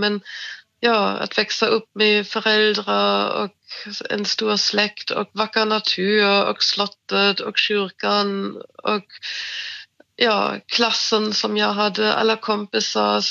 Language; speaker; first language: Swedish; non-native, fluent; German